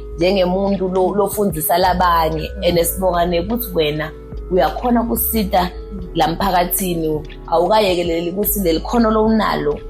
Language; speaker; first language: Zulu; native; Zulu